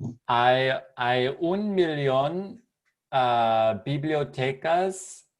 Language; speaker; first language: Spanish; non-native, learner; English